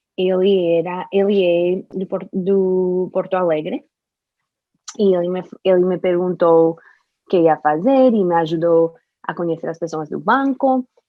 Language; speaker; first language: Portuguese; non-native, fluent; English